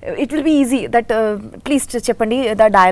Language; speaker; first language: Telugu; non-native, learner; Bangla